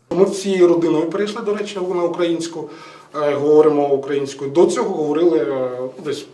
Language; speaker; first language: Ukrainian; non-native, local second language; Russian